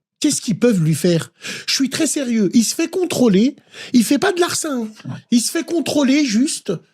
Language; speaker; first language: French; native; French